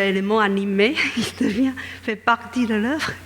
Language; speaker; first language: French; non-native, fluent; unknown